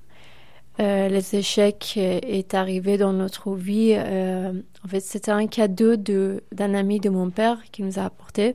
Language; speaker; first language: French; non-native, fluent; Persian